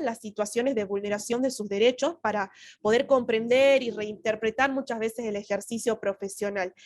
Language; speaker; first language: Spanish; native; Spanish